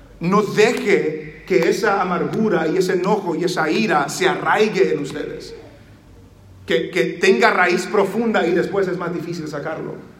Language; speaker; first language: Spanish; early bilingual, heritage; Spanish